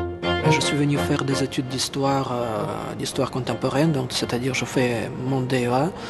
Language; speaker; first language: French; non-native, fluent; Russian